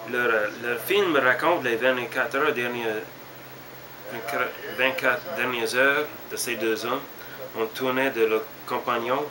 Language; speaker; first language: French; non-native, learner; English